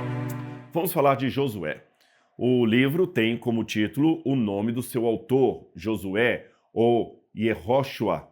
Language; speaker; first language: Portuguese; native; Portuguese